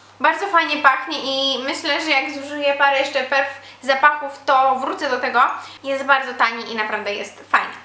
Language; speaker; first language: Polish; native; Polish